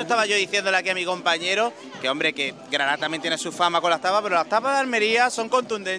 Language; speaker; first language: Spanish; native; Spanish